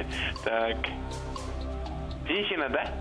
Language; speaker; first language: Russian; non-native, local second language; Kazakh